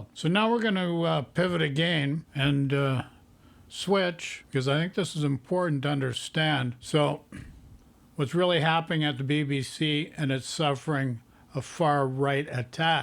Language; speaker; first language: English; native; English